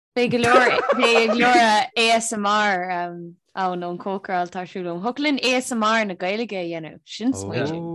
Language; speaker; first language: Irish; native; Irish